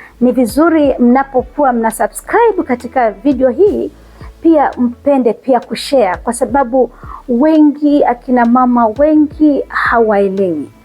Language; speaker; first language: Swahili; non-native, local second language; Kikuyu